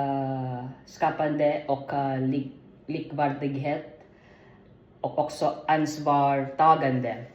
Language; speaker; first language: Swedish; non-native, learner; Filipino